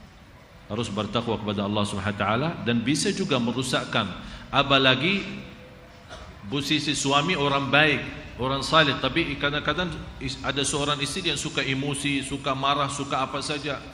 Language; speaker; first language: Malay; non-native, fluent; Arabic